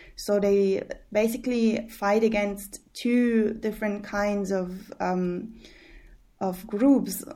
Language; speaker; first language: English; early bilingual, heritage; German